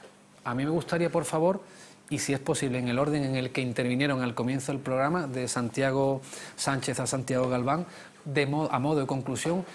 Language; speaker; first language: Spanish; native; Spanish